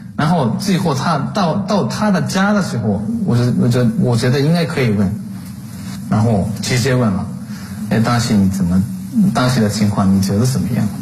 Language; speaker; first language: Chinese; non-native, fluent; Japanese